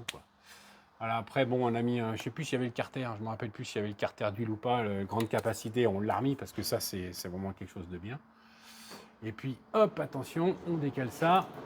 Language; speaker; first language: French; native; French